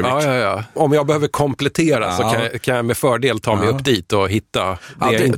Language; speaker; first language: Swedish; native; Swedish